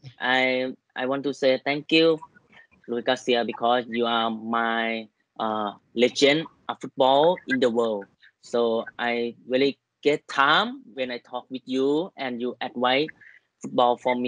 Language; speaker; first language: English; non-native, learner; Thai